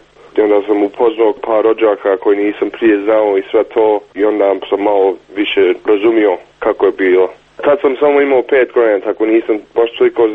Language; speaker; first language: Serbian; early bilingual, heritage; Bosnian